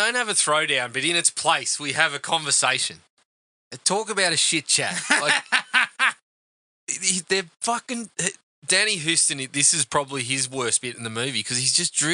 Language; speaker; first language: English; native; English